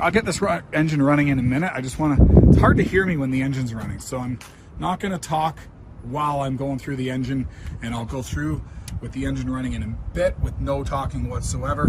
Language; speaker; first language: English; native; English